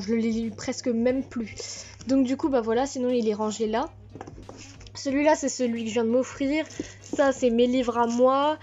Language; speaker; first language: French; native; French